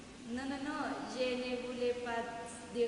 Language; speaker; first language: French; non-native, learner; Spanish